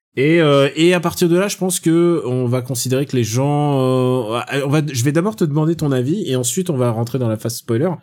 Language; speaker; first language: French; native; French